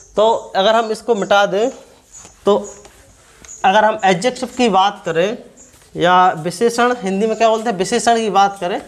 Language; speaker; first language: Hindi; native; Hindi